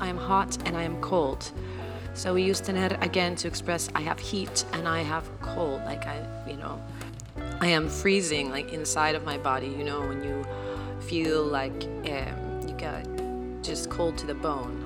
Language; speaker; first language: English; native; English